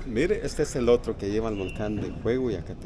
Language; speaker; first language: Spanish; native; Spanish